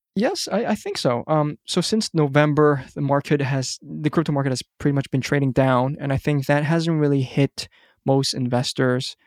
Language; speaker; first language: English; non-native, local second language; Cantonese